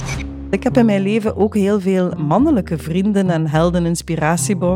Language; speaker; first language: Dutch; native; Dutch